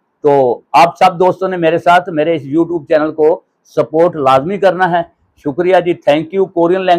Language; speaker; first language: Hindi; non-native, local second language; Punjabi